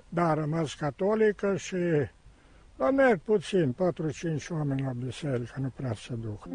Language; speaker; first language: Romanian; non-native, local second language; German